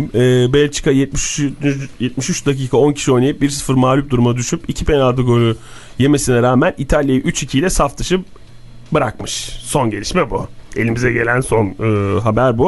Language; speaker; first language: Turkish; native; Turkish